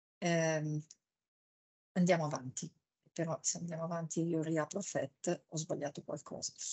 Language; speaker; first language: Italian; native; Italian